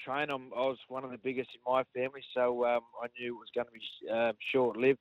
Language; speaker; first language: English; native; English